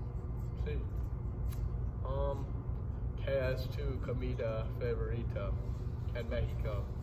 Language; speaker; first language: Spanish; non-native, learner; English